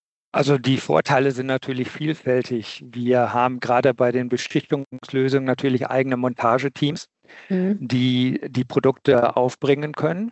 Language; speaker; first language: German; native; German